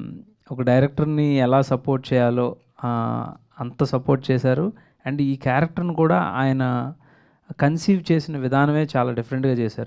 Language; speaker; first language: Telugu; native; Telugu